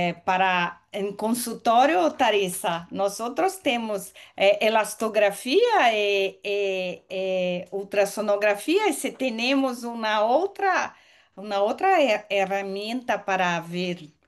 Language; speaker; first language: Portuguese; non-native, learner; Spanish